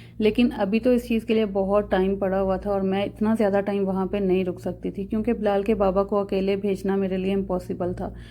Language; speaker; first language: Urdu; non-native, local second language; Punjabi